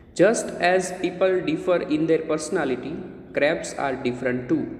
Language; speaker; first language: English; non-native, local second language; Gujarati